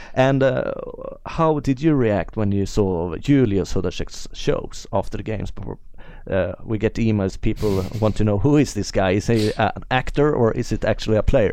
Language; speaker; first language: English; non-native, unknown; Swedish